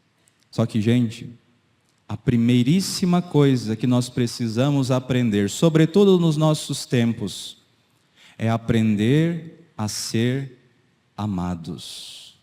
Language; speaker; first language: Portuguese; native; Portuguese